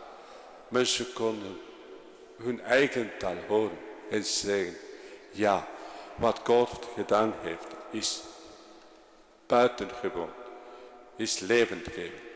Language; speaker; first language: Dutch; non-native, fluent; Spanish